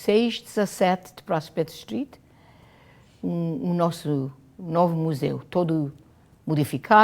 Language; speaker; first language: Portuguese; non-native, local second language; Kabuverdianu